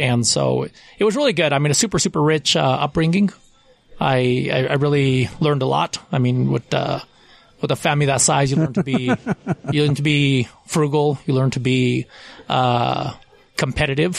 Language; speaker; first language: English; non-native, fluent; Spanish